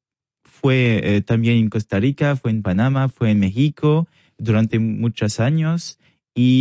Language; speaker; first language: Spanish; non-native, learner; French